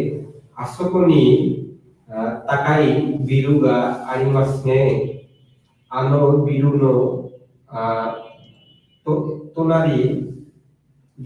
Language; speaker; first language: Japanese; non-native, learner; Bangla